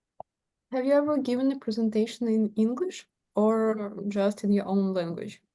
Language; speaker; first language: English; non-native, learner; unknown